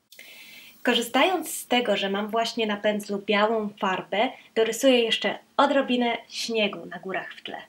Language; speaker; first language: Polish; native; Polish